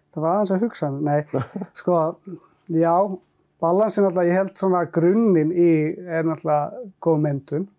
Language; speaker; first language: Icelandic; non-native, fluent; Finnish